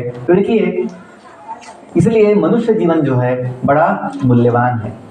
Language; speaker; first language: Hindi; non-native, local second language; Marathi